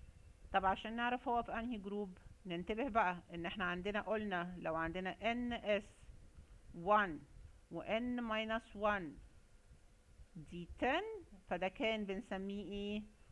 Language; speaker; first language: Arabic; native; Arabic